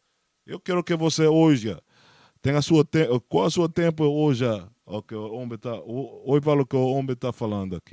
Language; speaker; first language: Portuguese; non-native, learner; Spanish